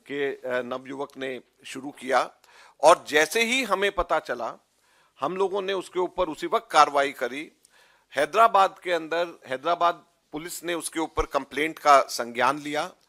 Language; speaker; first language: Hindi; native; Hindi